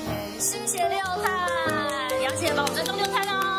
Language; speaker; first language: Chinese; native; Chinese